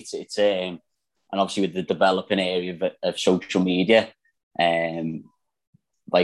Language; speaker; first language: English; native; English